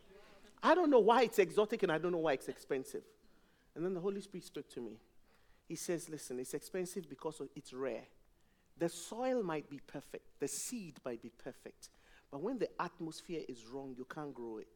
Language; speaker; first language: English; non-native, local second language; Akan